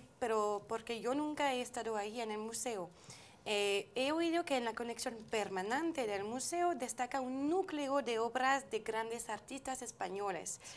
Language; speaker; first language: Spanish; non-native, fluent; French